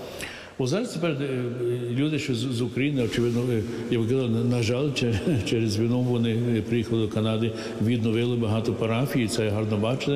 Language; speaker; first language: Ukrainian; early bilingual, heritage; English